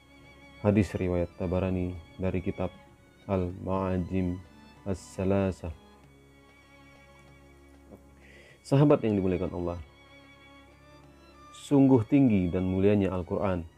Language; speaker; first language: Indonesian; native; Indonesian